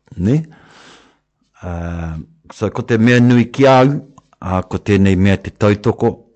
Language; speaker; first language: Māori; non-native, local second language; English